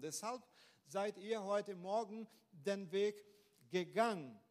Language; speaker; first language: German; non-native, fluent; Portuguese